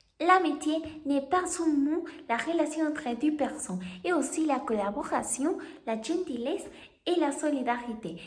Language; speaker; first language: French; non-native, learner; Spanish